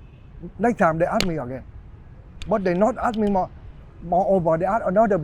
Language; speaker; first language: English; non-native, learner; Vietnamese